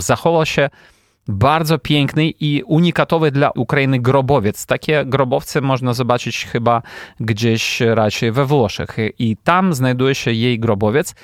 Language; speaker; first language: Polish; non-native, fluent; Ukrainian